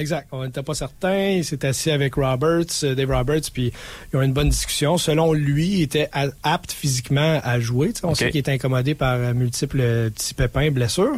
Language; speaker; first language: French; native; French